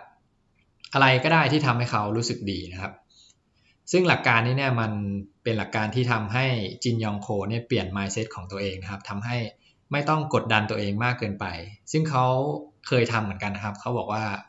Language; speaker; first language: Thai; native; Thai